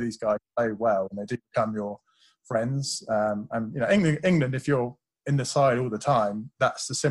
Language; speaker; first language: English; native; English